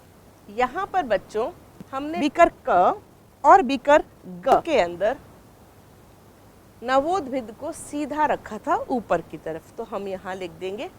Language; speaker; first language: Hindi; native; Hindi